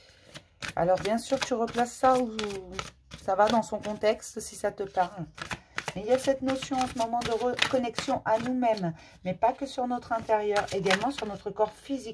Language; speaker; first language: French; native; French